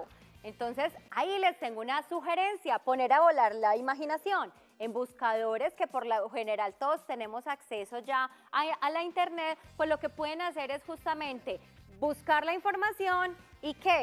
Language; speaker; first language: Spanish; native; Spanish